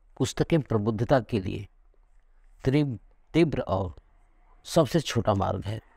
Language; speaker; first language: Hindi; non-native, local second language; Kannada